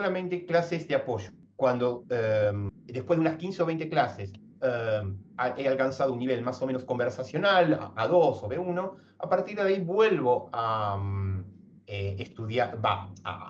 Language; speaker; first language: Spanish; native; Spanish